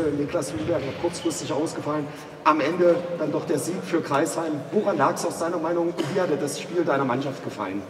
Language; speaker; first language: German; native; German